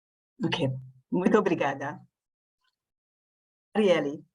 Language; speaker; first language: Portuguese; non-native, fluent; Hungarian